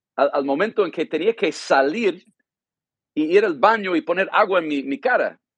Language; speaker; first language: Spanish; non-native, fluent; English